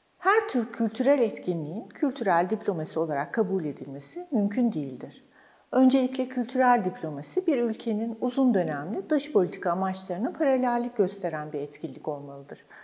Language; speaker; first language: Turkish; native; Turkish